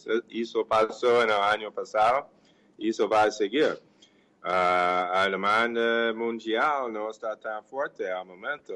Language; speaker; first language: Portuguese; non-native, fluent; English